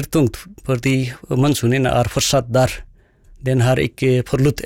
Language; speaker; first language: Norwegian; non-native, fluent; Nepali